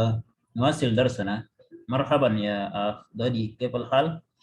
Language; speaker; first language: Arabic; non-native, fluent; Indonesian